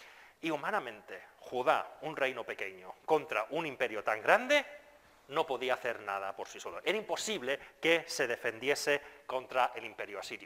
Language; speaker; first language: Spanish; non-native, fluent; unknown